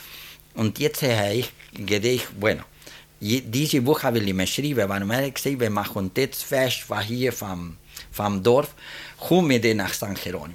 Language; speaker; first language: German; early bilingual, heritage; German